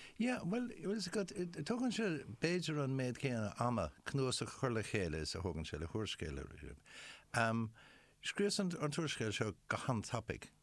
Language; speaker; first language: Irish; non-native, local second language; English